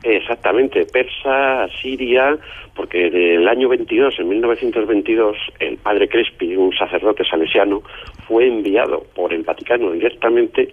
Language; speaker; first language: Spanish; native; Spanish